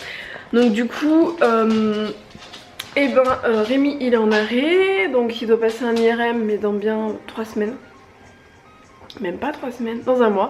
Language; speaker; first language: French; native; French